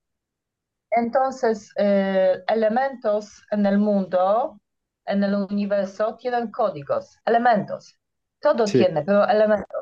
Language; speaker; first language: Spanish; non-native, learner; Polish